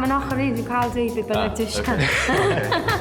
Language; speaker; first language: Welsh; non-native, local second language; English